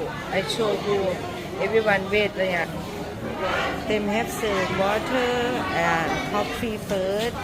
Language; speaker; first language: English; non-native, learner; Thai